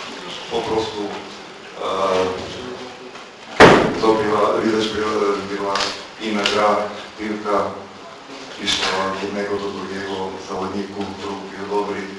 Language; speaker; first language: Polish; non-native, fluent; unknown